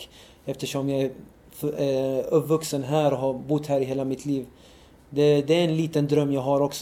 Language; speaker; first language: Swedish; early bilingual, other home language; Arabic